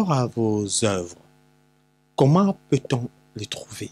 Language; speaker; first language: French; non-native, local second language; Lingala